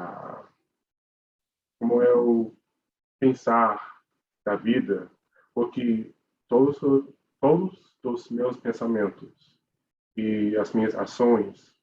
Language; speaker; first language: Portuguese; non-native, learner; English